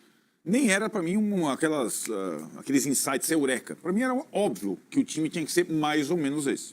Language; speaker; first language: Portuguese; native; Portuguese